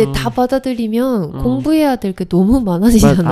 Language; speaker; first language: Korean; native; Korean